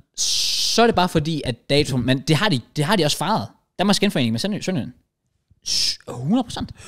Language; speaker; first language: Danish; early bilingual, other home language; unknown